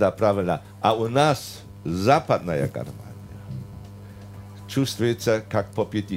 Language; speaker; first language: Russian; non-native, fluent; German